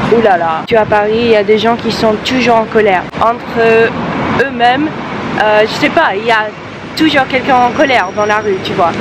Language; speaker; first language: French; non-native, fluent; English